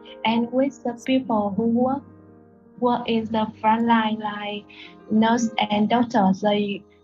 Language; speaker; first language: English; non-native, learner; Vietnamese